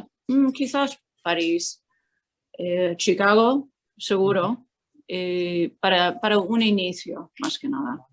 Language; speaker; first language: Spanish; non-native, fluent; English